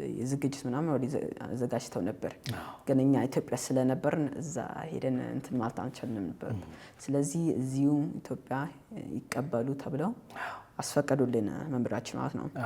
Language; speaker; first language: Amharic; early bilingual, heritage; Amharic